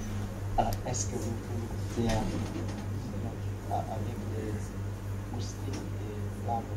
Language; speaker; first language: French; non-native, learner; Lao